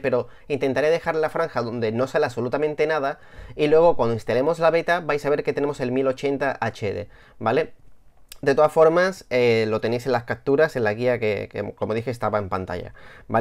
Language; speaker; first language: Spanish; native; Spanish